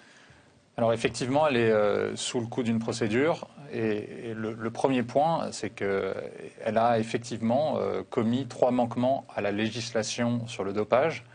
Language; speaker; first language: French; native; French